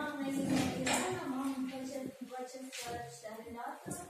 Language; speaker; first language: Polish; non-native, learner; Ukrainian